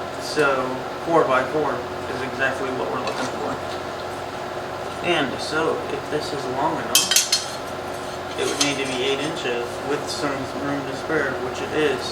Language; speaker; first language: English; native; English